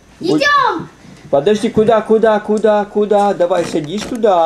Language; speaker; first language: Russian; native; Russian